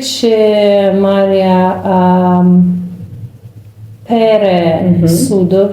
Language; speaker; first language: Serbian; non-native, learner; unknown